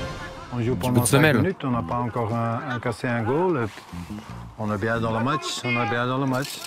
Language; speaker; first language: French; non-native, local second language; Dutch